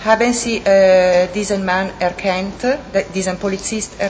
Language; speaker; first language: German; non-native, fluent; Italian